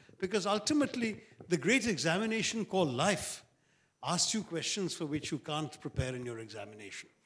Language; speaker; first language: English; non-native, local second language; Malayalam